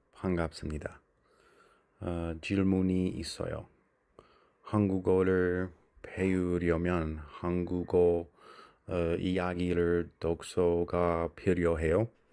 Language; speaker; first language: Korean; non-native, learner; English